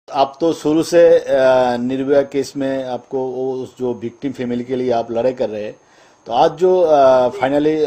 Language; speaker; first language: Hindi; non-native, local second language; Bangla